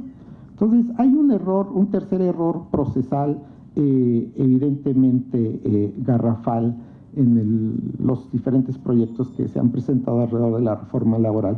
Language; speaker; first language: Spanish; native; Spanish